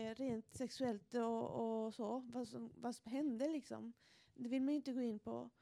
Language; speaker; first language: Swedish; non-native, fluent; Spanish